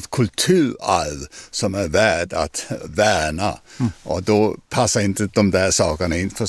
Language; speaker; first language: Swedish; non-native, fluent; French